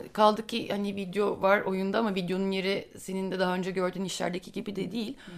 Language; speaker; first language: Turkish; native; Turkish